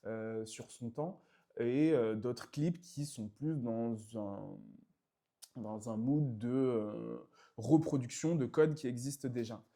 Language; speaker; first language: French; native; French